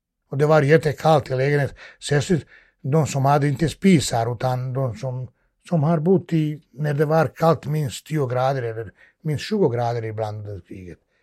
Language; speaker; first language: Swedish; non-native, fluent; Bosnian